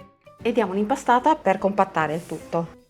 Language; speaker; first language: Italian; native; Italian